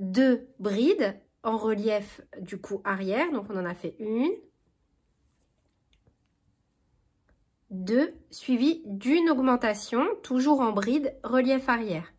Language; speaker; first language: French; native; French